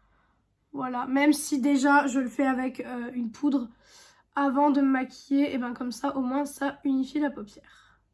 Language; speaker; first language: French; native; French